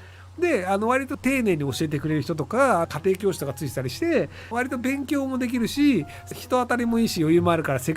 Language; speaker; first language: Japanese; native; Japanese